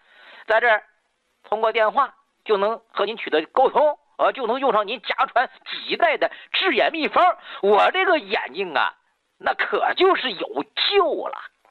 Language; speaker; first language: Chinese; native; Chinese